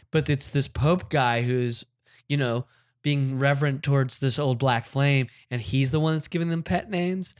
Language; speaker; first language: English; native; English